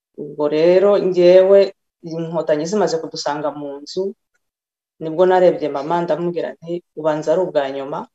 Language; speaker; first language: Kinyarwanda; early bilingual, other home language; Rundi